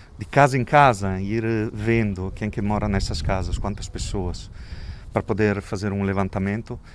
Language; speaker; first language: Portuguese; non-native, fluent; Italian